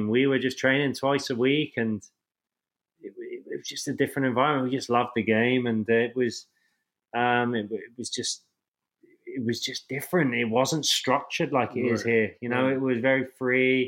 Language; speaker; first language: English; native; English